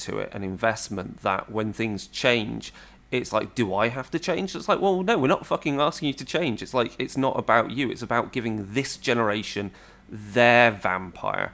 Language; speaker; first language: English; native; English